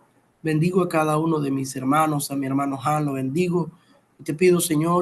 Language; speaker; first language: Spanish; native; Spanish